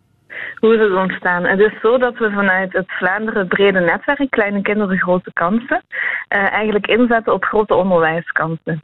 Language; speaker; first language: Dutch; native; Dutch